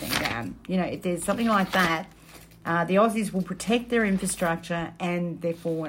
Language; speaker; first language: English; native; English